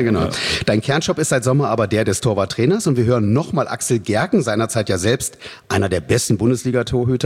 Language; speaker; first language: German; native; German